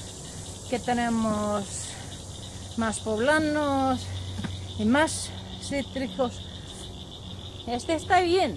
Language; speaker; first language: Spanish; non-native, learner; English